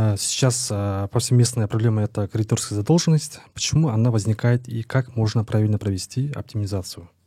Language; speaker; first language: Russian; non-native, local second language; Kazakh